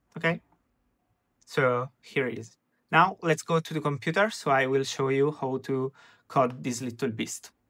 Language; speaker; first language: English; non-native, fluent; Italian